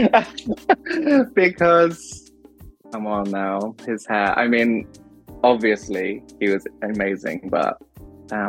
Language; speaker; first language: English; native; English